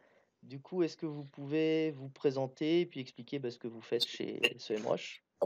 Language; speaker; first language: French; native; French